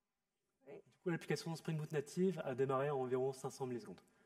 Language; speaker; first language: French; native; French